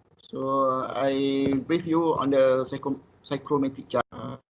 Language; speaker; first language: English; non-native, local second language; Malay